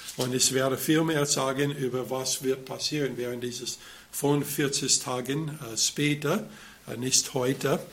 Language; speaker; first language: German; non-native, fluent; English